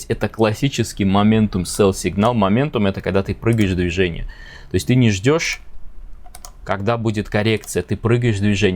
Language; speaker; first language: Russian; native; Russian